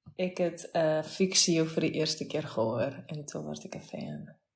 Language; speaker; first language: Dutch; non-native, fluent; Afrikaans